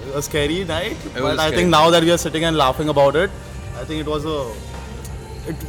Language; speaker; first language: English; non-native, local second language; Marathi